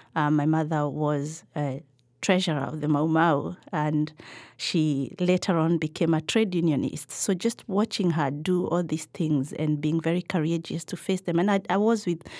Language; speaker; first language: English; non-native, local second language; Kikuyu